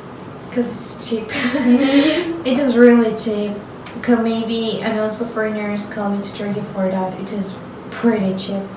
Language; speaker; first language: English; non-native, learner; Turkish